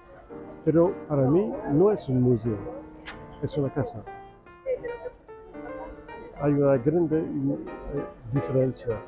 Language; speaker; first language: Spanish; non-native, fluent; French